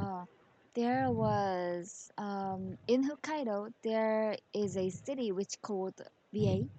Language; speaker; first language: English; non-native, learner; Korean